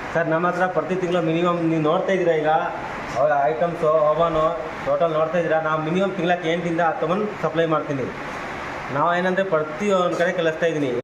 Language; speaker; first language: Kannada; non-native, fluent; Hindi